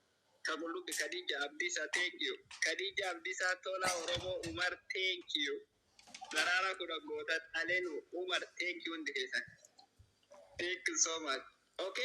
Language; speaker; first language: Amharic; non-native, local second language; Oromo